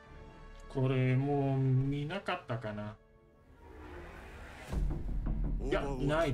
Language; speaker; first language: Japanese; non-native, fluent; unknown